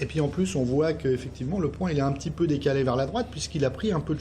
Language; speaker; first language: French; native; French